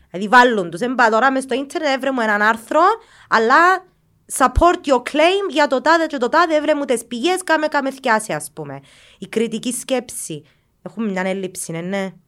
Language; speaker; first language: Greek; native; Greek